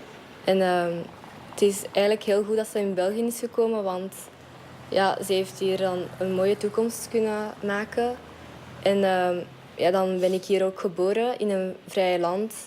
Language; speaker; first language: Dutch; early bilingual, other home language; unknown